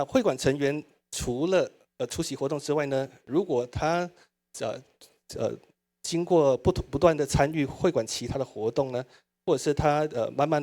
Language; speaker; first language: Chinese; native; Chinese